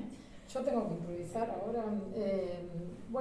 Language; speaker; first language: Spanish; native; Spanish